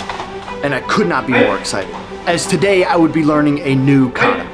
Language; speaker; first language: English; native; English